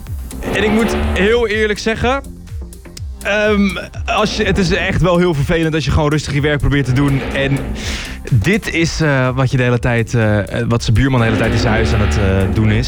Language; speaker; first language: Dutch; native; Dutch